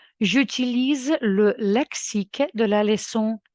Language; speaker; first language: French; non-native, fluent; Ukrainian